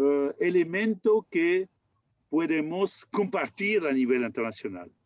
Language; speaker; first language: Spanish; non-native, learner; French